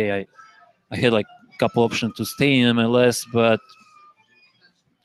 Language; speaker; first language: English; non-native, learner; Serbian